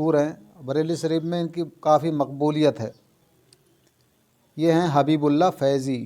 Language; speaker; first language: Urdu; native; Urdu